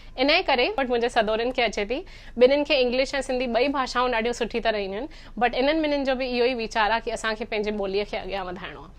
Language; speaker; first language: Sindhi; early bilingual, heritage; Sindhi